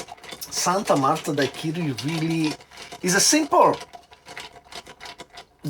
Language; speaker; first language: English; non-native, fluent; Italian